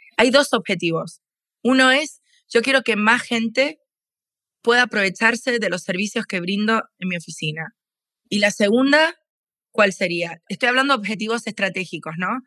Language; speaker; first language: Spanish; native; Spanish